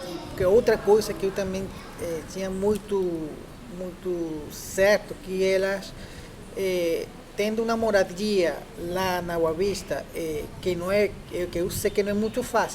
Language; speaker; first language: Portuguese; non-native, fluent; Spanish